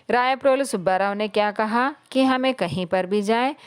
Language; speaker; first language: Hindi; non-native, local second language; Telugu